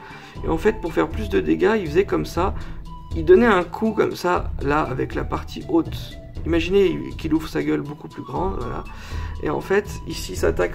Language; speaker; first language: French; native; French